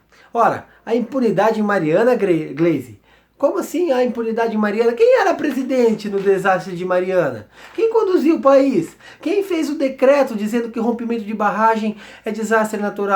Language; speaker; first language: Portuguese; native; Portuguese